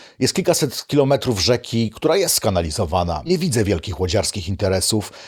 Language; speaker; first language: Polish; native; Polish